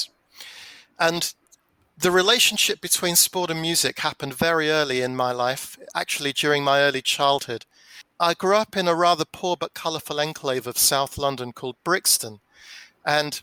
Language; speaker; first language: English; native; English